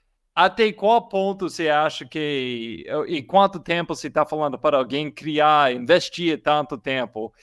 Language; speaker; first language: Portuguese; non-native, learner; English